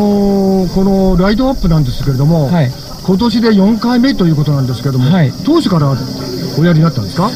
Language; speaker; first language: Japanese; native; Japanese